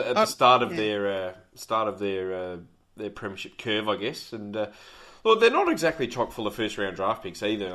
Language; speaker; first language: English; native; English